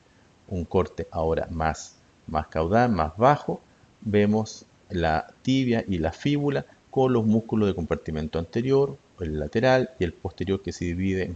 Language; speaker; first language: Spanish; native; Spanish